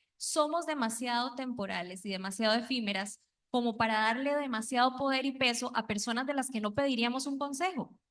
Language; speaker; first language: Spanish; non-native, local second language; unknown